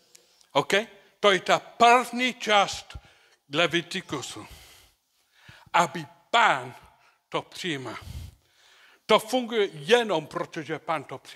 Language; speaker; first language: Czech; non-native, learner; English